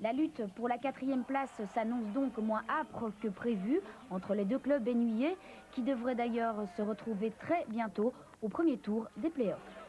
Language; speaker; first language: French; native; French